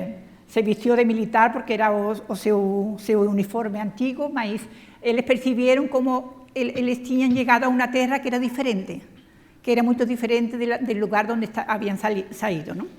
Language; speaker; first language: Portuguese; non-native, fluent; Spanish